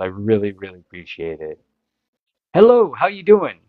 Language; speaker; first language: English; native; English